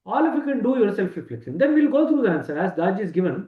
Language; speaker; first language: English; non-native, local second language; Kannada